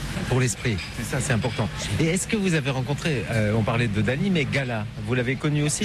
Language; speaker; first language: French; native; French